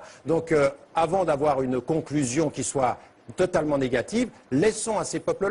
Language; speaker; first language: French; early bilingual, heritage; French